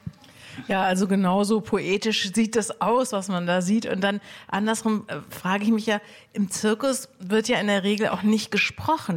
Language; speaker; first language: German; native; German